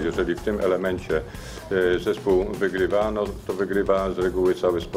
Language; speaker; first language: Polish; native; Polish